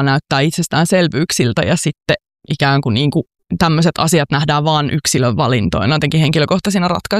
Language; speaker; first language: Finnish; native; Finnish